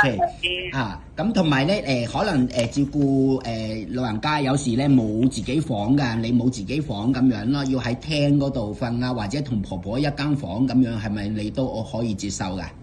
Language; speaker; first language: Cantonese; native; Cantonese